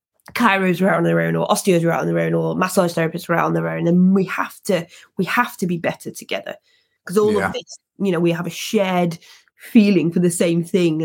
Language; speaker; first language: English; native; English